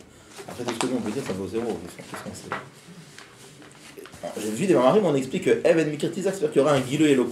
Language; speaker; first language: French; native; French